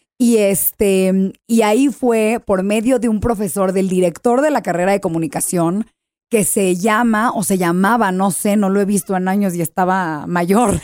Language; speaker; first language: Spanish; early bilingual, heritage; English